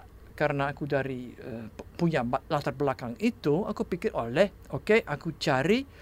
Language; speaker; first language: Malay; non-native, fluent; Dutch